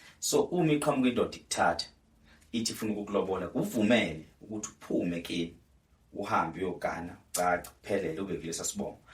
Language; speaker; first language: Zulu; native; Zulu